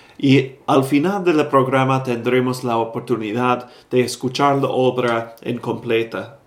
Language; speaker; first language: Spanish; non-native, fluent; English